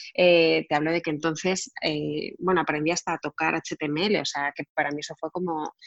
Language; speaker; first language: Spanish; native; Spanish